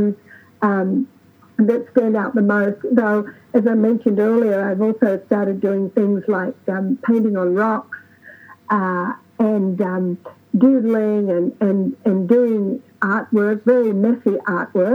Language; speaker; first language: English; native; English